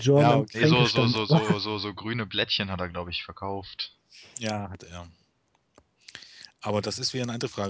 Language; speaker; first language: German; native; German